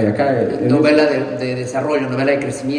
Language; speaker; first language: Spanish; native; Spanish